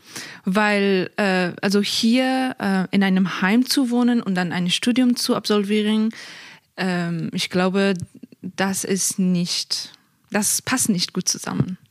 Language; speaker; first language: German; non-native, fluent; Persian